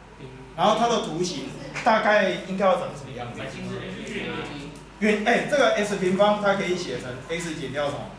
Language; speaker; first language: Chinese; native; Chinese